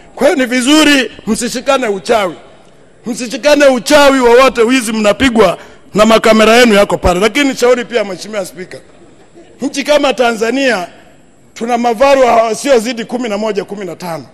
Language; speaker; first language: Swahili; non-native, local second language; Sukuma